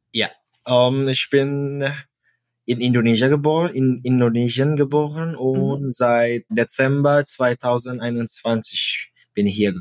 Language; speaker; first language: German; non-native, fluent; Indonesian